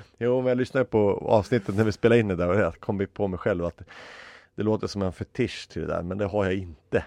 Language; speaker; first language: Swedish; native; Swedish